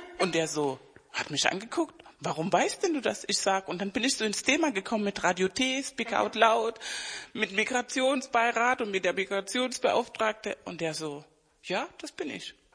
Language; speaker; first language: German; non-native, fluent; Spanish